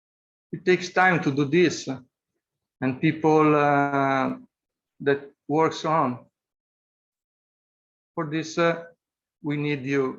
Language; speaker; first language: English; non-native, fluent; Italian